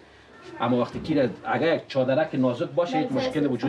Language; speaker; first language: Persian; native; Persian